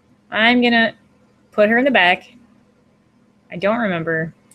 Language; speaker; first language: English; native; English